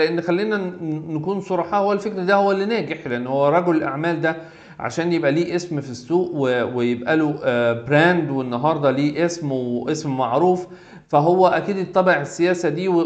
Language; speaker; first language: Arabic; native; Arabic